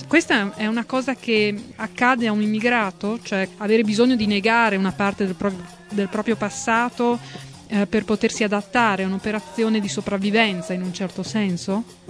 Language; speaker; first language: Italian; native; Italian